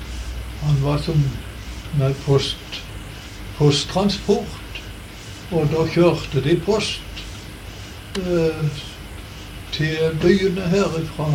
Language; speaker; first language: Norwegian; native; Norwegian